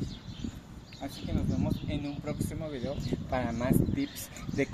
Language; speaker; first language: Spanish; native; Spanish